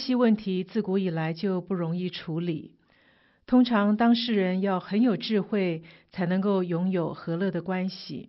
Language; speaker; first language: Chinese; native; Chinese